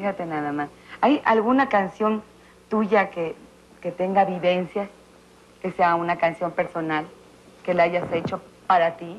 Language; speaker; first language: Spanish; native; Spanish